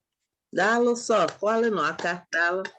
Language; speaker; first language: Igbo; native; Igbo